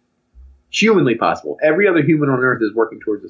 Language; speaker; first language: English; native; English